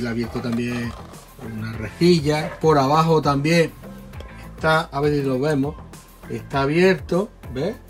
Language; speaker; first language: Spanish; native; Spanish